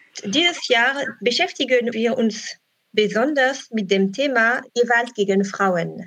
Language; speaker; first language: German; non-native, learner; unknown